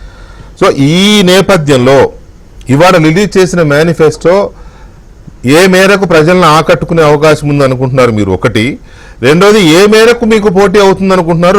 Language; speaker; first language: Telugu; native; Telugu